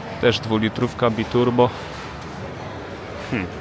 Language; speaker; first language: Polish; native; Polish